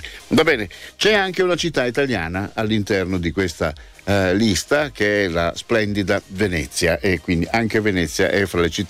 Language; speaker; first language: Italian; native; Italian